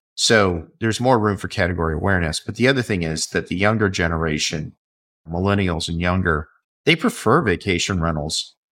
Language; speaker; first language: English; native; English